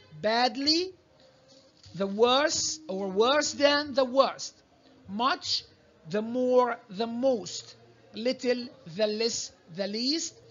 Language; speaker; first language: English; non-native, fluent; Arabic